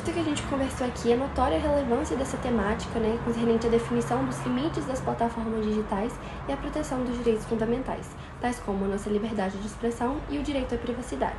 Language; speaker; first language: Portuguese; native; Portuguese